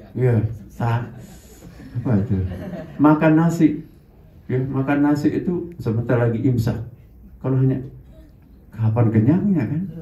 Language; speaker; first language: Indonesian; non-native, local second language; Buginese